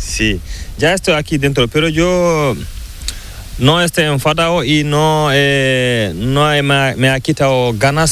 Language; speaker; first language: Spanish; non-native, learner; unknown